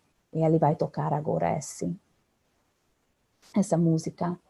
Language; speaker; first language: Portuguese; non-native, fluent; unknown